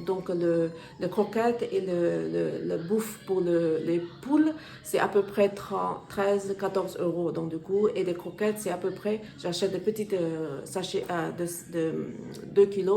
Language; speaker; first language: French; non-native, learner; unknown